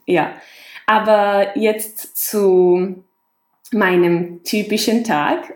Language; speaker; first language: German; non-native, fluent; Czech